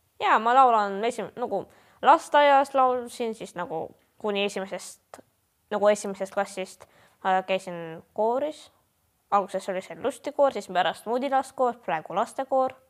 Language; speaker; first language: Estonian; non-native, local second language; Russian